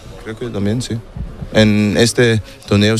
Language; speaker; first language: Spanish; non-native, learner; German